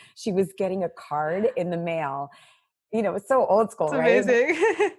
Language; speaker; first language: English; native; English